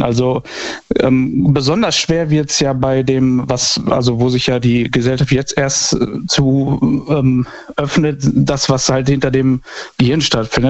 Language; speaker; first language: German; native; German